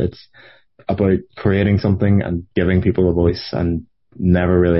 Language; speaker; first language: English; native; English